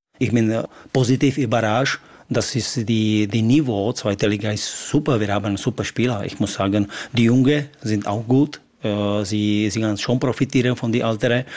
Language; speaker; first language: German; non-native, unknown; Czech